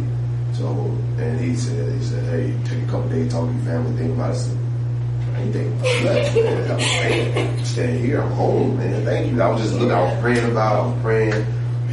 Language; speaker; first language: English; native; English